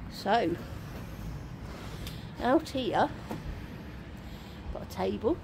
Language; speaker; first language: English; native; English